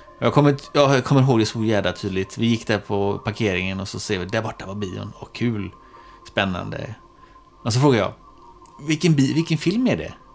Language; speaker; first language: Swedish; native; Swedish